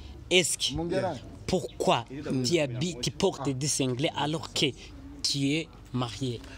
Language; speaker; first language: French; non-native, local second language; Rundi